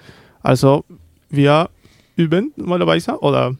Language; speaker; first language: German; non-native, learner; Spanish